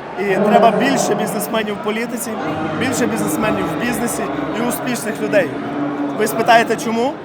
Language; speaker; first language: Ukrainian; non-native, fluent; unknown